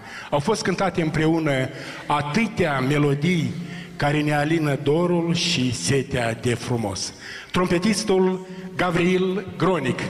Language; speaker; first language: Romanian; native; Romanian